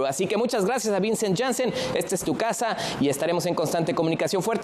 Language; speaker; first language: Spanish; native; Spanish